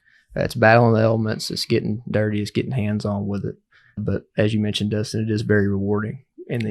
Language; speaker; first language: English; native; English